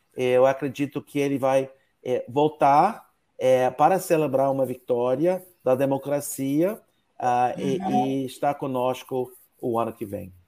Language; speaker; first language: Portuguese; non-native, fluent; English